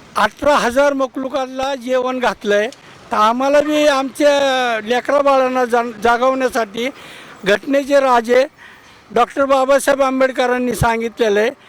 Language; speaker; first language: Marathi; non-native, local second language; Hindi